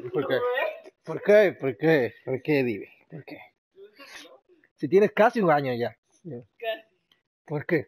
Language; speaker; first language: Spanish; early bilingual, heritage; Spanish